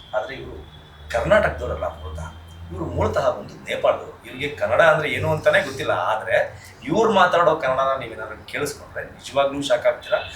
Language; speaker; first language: Kannada; native; Kannada